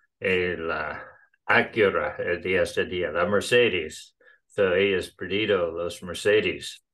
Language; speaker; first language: Spanish; non-native, learner; English